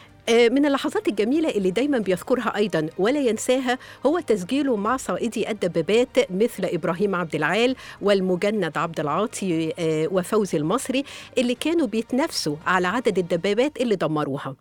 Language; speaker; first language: Arabic; native; Arabic